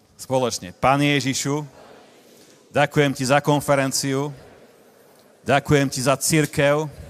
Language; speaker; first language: Slovak; native; Slovak